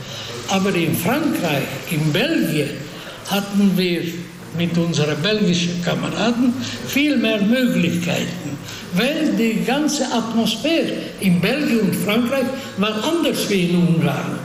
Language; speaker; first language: German; non-native, fluent; Hungarian